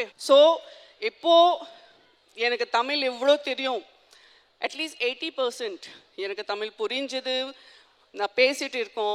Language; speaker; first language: Tamil; non-native, local second language; Gujarati